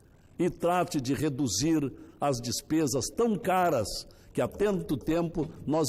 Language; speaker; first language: Portuguese; native; Portuguese